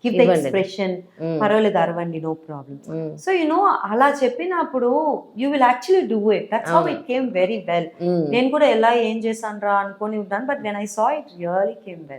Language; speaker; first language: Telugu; non-native, learner; Tamil